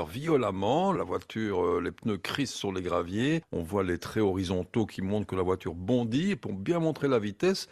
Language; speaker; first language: French; native; French